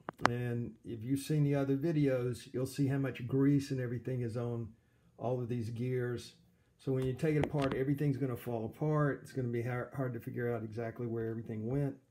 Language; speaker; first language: English; native; English